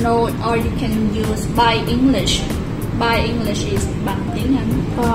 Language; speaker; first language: English; non-native, learner; Vietnamese